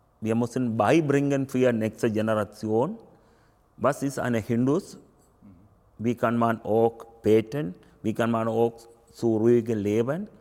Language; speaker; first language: German; non-native, learner; Tamil